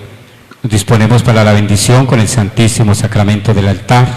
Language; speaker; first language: Spanish; native; Spanish